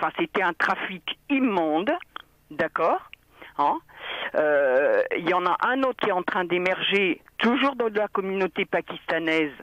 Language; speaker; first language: French; native; French